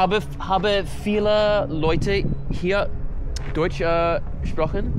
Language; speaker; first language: German; non-native, learner; English